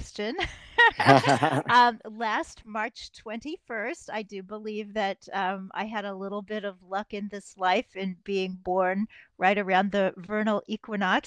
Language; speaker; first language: English; native; English